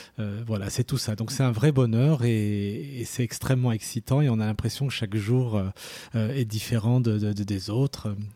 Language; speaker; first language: French; early bilingual, other home language; Arabic